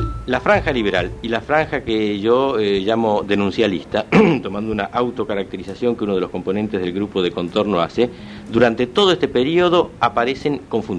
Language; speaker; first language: Spanish; native; Spanish